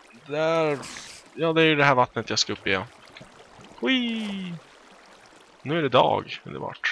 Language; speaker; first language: Swedish; native; Swedish